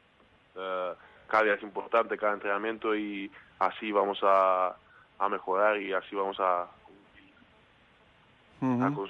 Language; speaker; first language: Spanish; non-native, learner; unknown